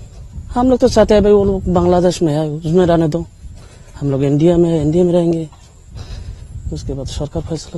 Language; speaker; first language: Hindi; non-native, local second language; Bangla